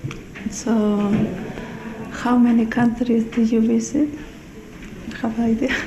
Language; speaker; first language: English; non-native, learner; Spanish